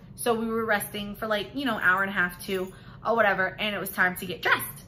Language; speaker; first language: English; native; English